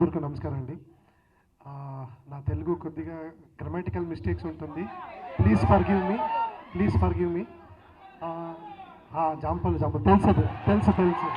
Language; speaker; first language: Telugu; non-native, learner; Kannada